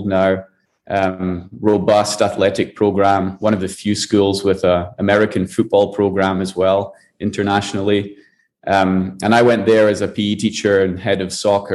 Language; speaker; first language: English; native; English